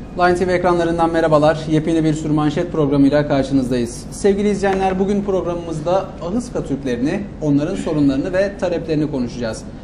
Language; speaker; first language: Turkish; native; Turkish